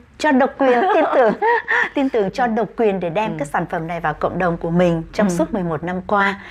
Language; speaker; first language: Vietnamese; native; Vietnamese